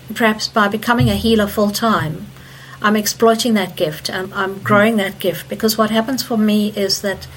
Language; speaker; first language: English; native; English